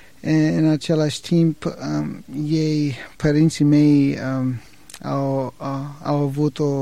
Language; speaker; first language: Romanian; non-native, learner; English